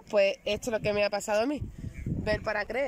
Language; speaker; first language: Spanish; native; Spanish